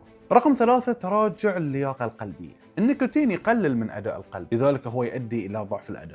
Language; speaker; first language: Arabic; native; Arabic